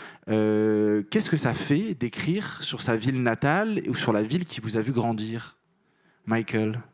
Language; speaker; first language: French; native; French